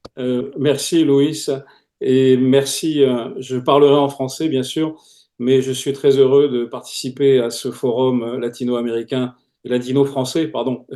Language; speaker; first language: French; native; French